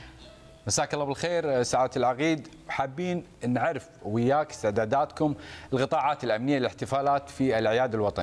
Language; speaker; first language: Arabic; native; Arabic